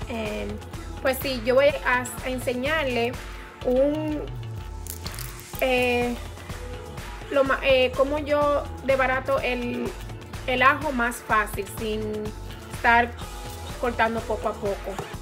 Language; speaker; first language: Spanish; early bilingual, heritage; Spanish